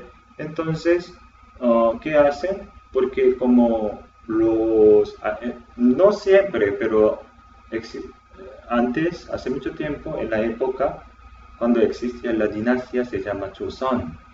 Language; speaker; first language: Spanish; non-native, fluent; Korean